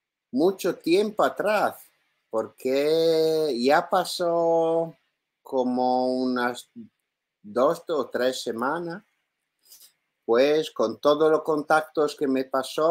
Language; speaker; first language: Spanish; non-native, learner; Italian